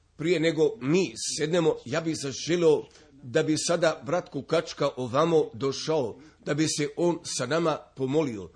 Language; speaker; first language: Serbian; early bilingual, heritage; Serbian